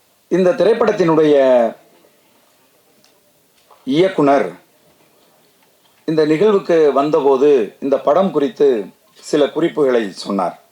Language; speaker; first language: Tamil; native; Tamil